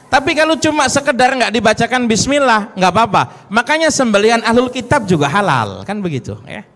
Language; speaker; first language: Indonesian; native; Indonesian